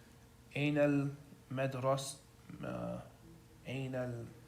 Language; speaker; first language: Arabic; non-native, learner; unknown